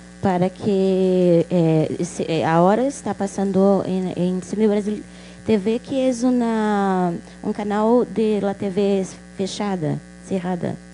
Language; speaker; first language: Portuguese; non-native, local second language; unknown